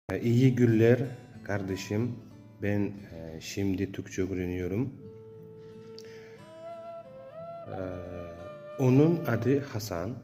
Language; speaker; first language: Turkish; non-native, learner; Uzbek